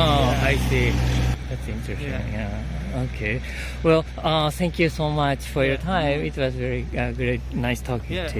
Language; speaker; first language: English; non-native, learner; Japanese